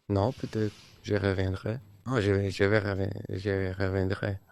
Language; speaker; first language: French; non-native, learner; Spanish